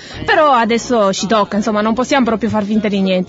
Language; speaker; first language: Italian; native; Italian